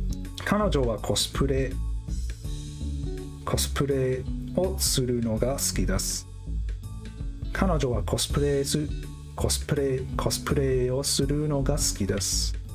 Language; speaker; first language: Japanese; non-native, learner; English